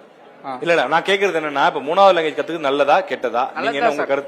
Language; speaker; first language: Tamil; native; Tamil